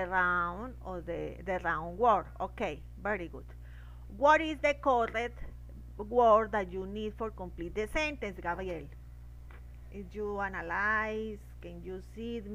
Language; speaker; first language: English; non-native, learner; Spanish